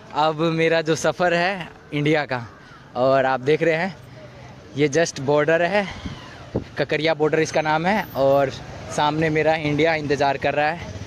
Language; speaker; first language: Hindi; native; Hindi